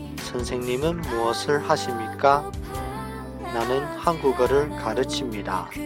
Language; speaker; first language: Korean; non-native, fluent; Chinese